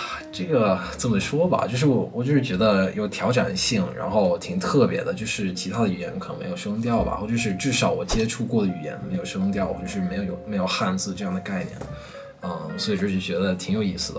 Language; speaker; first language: Chinese; non-native, fluent; English